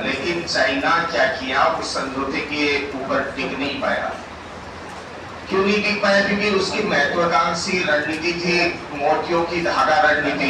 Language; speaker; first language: Hindi; native; Hindi